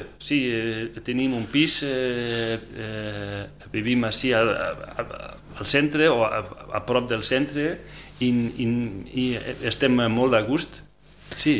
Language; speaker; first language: Catalan; non-native, fluent; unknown